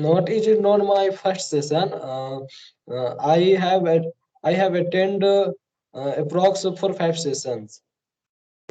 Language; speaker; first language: English; non-native, learner; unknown